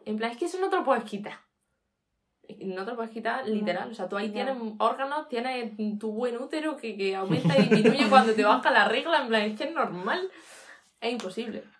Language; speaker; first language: Spanish; native; Spanish